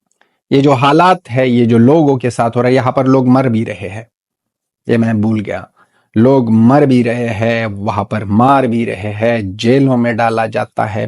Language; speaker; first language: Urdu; non-native, fluent; Pashto